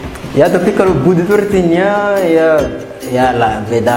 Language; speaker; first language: Indonesian; non-native, fluent; Malagasy